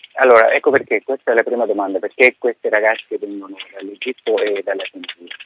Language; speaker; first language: Italian; non-native, fluent; Arabic